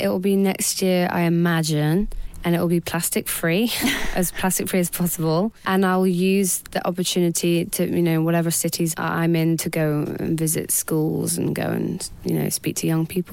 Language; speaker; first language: English; native; English